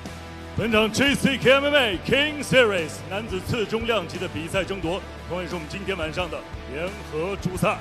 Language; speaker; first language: Chinese; native; Chinese